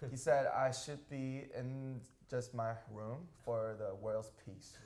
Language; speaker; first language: English; non-native, fluent; Korean